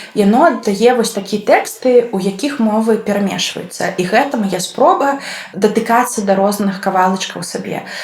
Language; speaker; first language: Belarusian; non-native, local second language; Russian